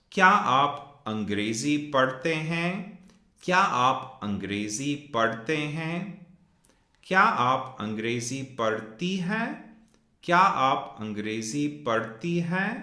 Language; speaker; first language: Hindi; non-native, fluent; English